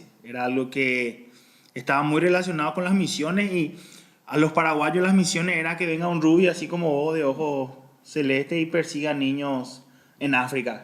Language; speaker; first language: Spanish; native; Spanish